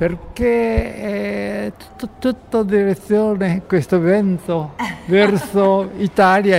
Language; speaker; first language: Italian; non-native, learner; Japanese